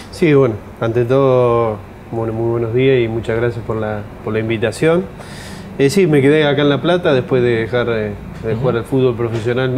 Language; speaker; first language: Spanish; native; Spanish